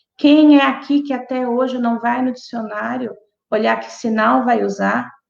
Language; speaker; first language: Portuguese; native; Portuguese